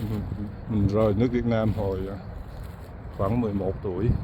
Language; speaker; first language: Vietnamese; early bilingual, other home language; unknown